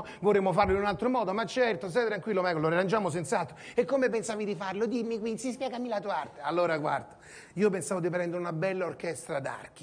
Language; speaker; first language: Italian; native; Italian